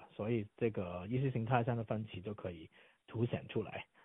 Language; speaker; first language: Chinese; non-native, fluent; Cantonese